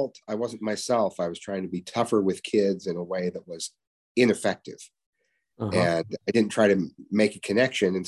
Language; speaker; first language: English; native; English